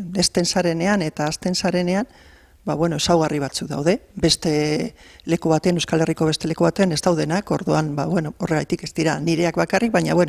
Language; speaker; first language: Basque; non-native, local second language; Spanish